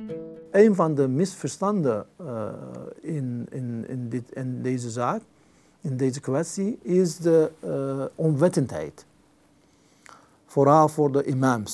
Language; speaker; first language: Dutch; non-native, fluent; Turkish